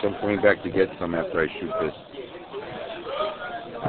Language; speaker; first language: English; native; English